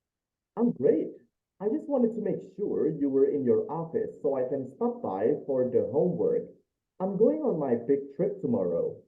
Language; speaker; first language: English; non-native, fluent; Indonesian